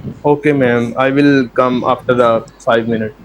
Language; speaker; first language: English; non-native, learner; Hindi